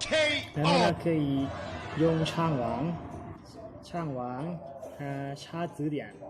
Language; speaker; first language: Chinese; non-native, learner; Lao